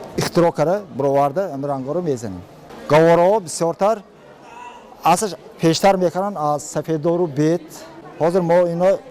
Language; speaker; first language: Tajik; native; Tajik